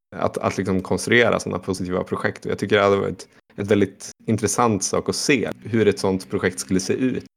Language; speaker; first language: Swedish; native; Swedish